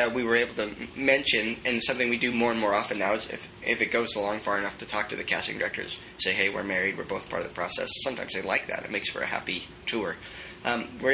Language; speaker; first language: English; native; English